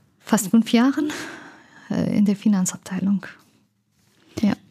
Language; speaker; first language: German; non-native, learner; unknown